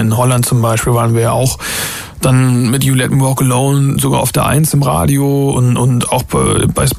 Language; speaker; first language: German; native; German